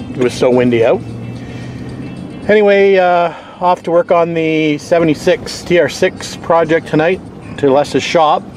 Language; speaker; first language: English; native; English